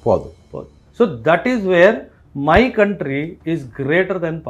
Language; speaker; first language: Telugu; non-native, local second language; Punjabi